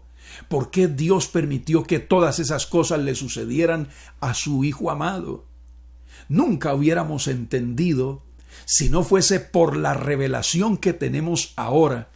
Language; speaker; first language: Spanish; native; Spanish